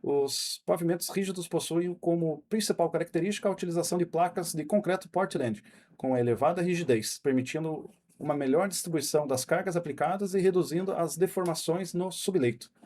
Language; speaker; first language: Portuguese; native; Portuguese